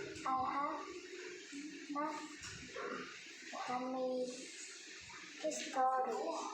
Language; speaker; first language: English; non-native, learner; Vietnamese